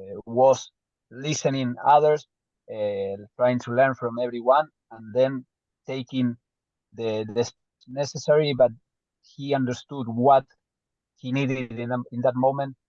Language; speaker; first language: English; non-native, fluent; Spanish